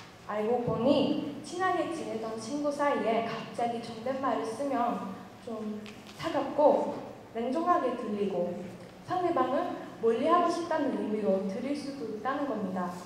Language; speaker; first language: Korean; non-native, fluent; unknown